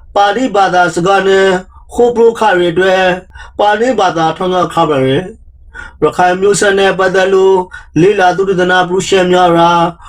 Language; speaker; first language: Burmese; native; Burmese